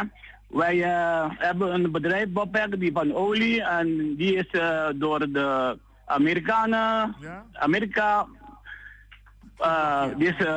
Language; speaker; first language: Dutch; non-native, local second language; Papiamento